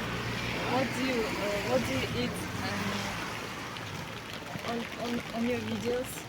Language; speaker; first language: English; non-native, learner; Russian